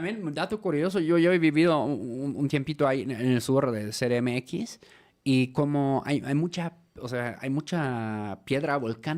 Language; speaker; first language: Spanish; native; Spanish